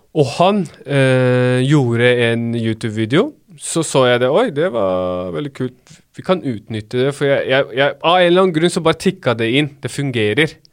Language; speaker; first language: Norwegian; early bilingual, other home language; Baluchi